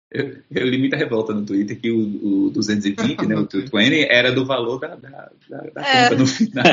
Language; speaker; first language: Portuguese; native; Portuguese